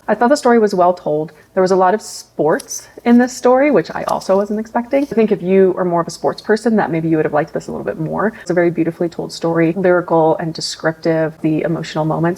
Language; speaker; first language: English; native; English